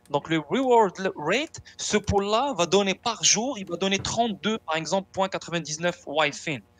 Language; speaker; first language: French; non-native, local second language; Arabic